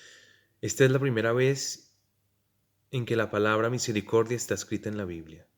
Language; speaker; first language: Spanish; native; Spanish